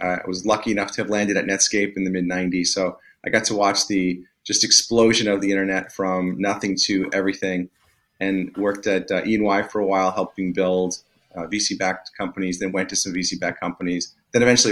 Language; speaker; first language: English; native; English